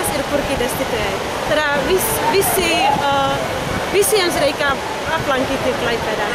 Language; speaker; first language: Lithuanian; non-native, learner; Czech